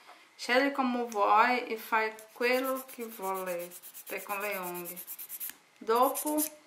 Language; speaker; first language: Italian; non-native, learner; Portuguese